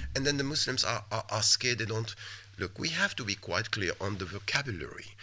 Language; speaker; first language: English; non-native, fluent; French